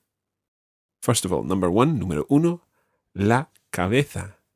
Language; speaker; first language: Spanish; non-native, fluent; English